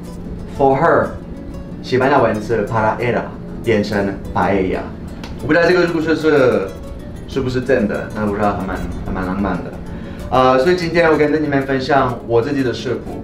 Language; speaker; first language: Chinese; non-native, fluent; French